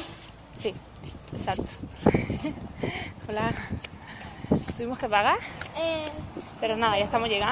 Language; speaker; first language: Spanish; native; Spanish